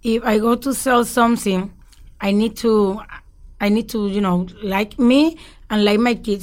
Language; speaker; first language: English; non-native, learner; Spanish